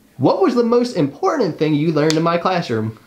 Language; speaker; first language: English; native; English